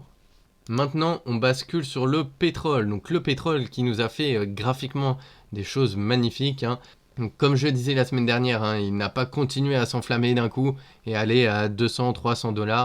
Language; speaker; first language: French; native; French